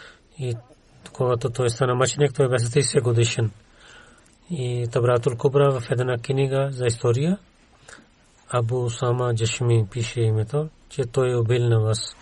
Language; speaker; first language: Bulgarian; non-native, learner; Urdu